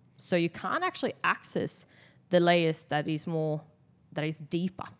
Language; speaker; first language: English; non-native, fluent; Swedish